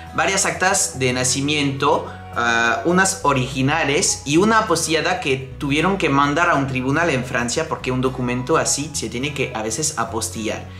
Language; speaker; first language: Spanish; non-native, fluent; French